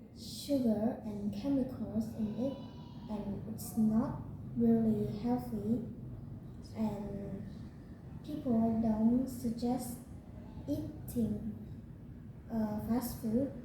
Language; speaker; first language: English; non-native, learner; Vietnamese